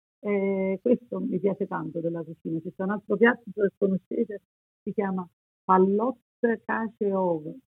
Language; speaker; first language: Italian; native; Italian